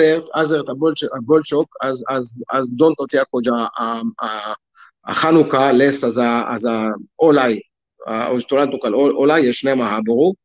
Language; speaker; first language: Hungarian; non-native, learner; Hebrew